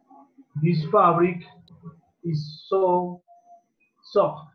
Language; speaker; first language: English; non-native, learner; Spanish